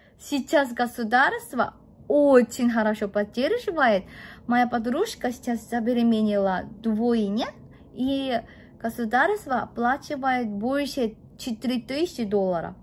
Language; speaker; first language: Russian; non-native, fluent; Korean